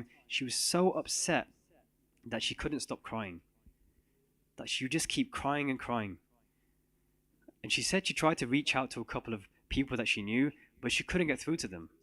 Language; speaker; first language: English; non-native, local second language; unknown